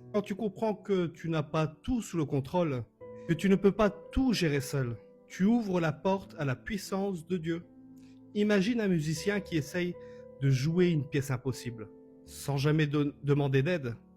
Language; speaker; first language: French; native; French